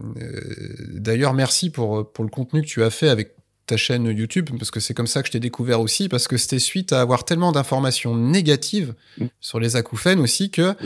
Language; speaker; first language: French; native; French